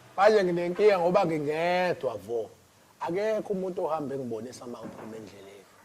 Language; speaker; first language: Zulu; native; Zulu